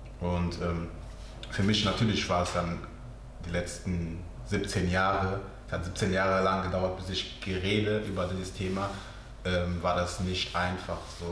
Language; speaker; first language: German; early bilingual, other home language; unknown